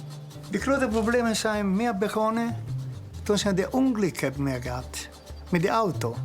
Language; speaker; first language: Dutch; non-native, learner; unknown